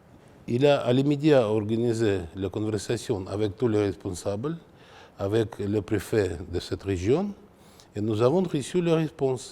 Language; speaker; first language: French; non-native, fluent; Russian